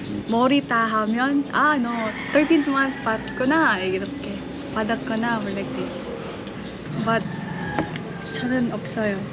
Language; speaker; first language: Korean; non-native, learner; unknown